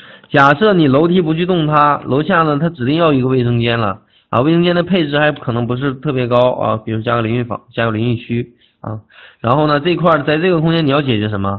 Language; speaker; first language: Chinese; native; Chinese